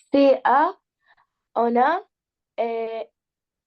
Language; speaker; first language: French; non-native, learner; Arabic